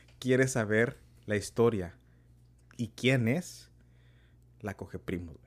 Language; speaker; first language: Spanish; early bilingual, heritage; Spanish